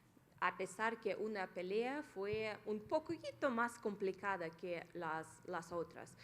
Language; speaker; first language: Spanish; non-native, fluent; Russian